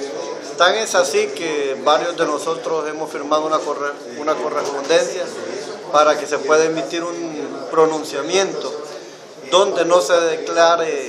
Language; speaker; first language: Spanish; native; Spanish